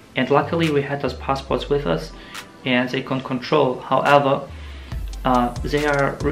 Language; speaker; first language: English; non-native, fluent; Russian